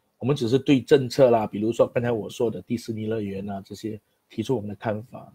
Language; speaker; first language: Chinese; native; Chinese